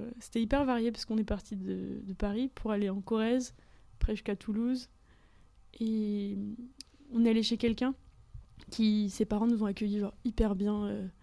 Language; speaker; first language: French; native; French